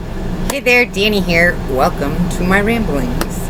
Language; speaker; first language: English; native; English